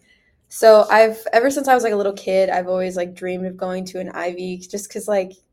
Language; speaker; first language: English; native; English